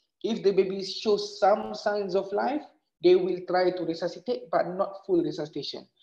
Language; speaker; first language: English; non-native, local second language; Malay